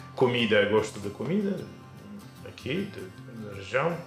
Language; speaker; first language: Portuguese; non-native, fluent; Turkish